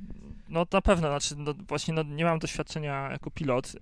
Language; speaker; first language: Polish; native; Polish